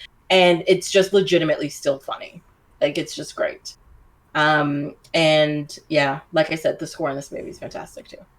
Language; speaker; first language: English; native; English